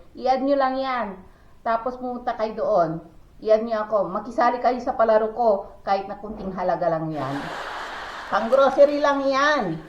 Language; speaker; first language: Filipino; non-native, local second language; Pangasinan